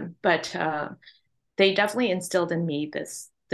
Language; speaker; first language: English; non-native, local second language; Cantonese